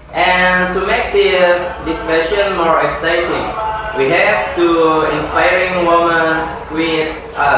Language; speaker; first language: English; non-native, learner; Indonesian